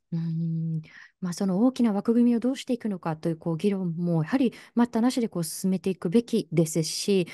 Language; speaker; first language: Japanese; native; Japanese